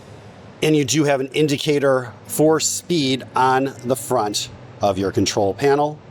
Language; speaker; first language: English; native; English